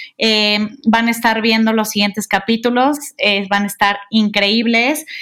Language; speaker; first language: Spanish; native; Spanish